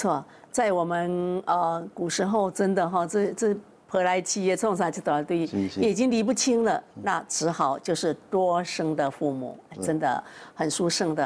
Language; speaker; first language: Chinese; native; Chinese